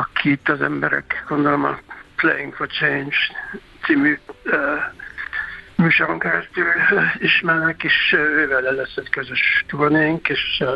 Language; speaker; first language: Hungarian; non-native, fluent; German